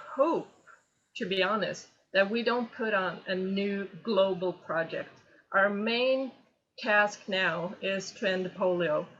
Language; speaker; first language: English; non-native, fluent; Norwegian